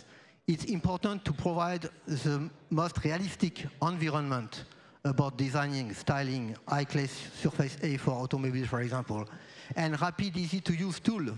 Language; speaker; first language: English; non-native, fluent; French